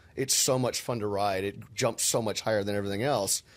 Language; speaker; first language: English; native; English